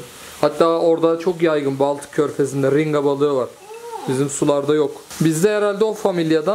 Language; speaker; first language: Turkish; native; Turkish